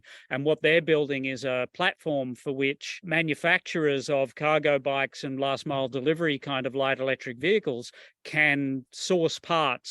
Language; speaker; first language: English; native; English